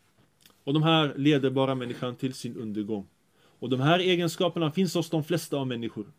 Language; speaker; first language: Swedish; early bilingual, other home language; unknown